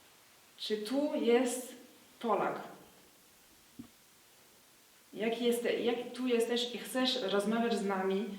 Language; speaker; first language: Polish; early bilingual, heritage; French